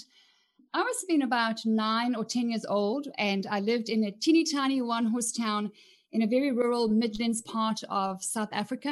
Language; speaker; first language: English; native; English